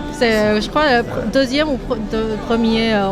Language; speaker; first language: French; non-native, learner; Chinese